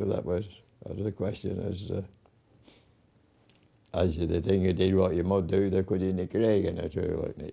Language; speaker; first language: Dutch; non-native, learner; English